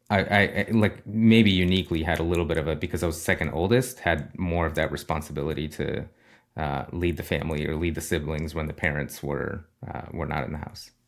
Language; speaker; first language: English; early bilingual, other home language; Russian